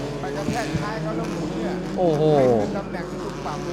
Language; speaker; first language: Thai; native; Thai